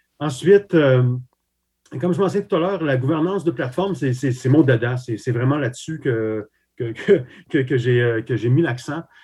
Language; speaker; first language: French; early bilingual, other home language; Slovak